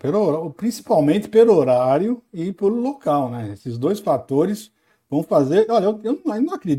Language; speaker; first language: Portuguese; native; Portuguese